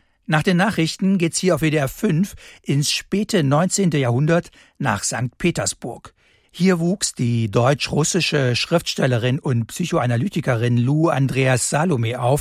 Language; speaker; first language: German; native; German